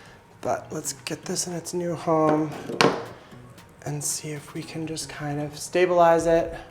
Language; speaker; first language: English; native; English